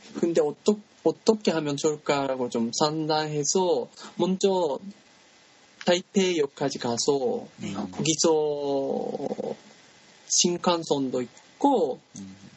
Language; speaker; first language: Korean; non-native, learner; Japanese